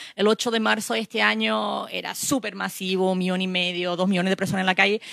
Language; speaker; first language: Spanish; non-native, fluent; English